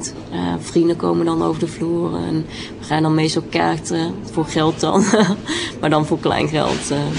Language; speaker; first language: Dutch; early bilingual, other home language; Vietnamese